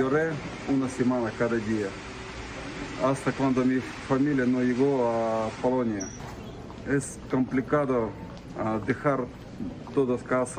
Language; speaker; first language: Spanish; non-native, learner; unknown